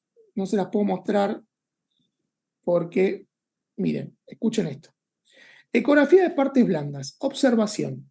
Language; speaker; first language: Spanish; native; Spanish